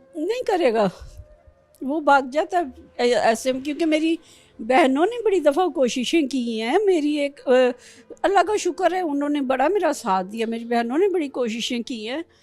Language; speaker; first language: Urdu; non-native, local second language; Pashto